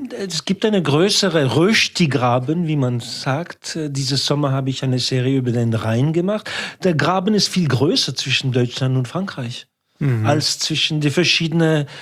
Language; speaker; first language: German; non-native, local second language; French